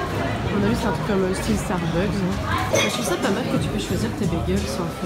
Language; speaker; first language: French; native; French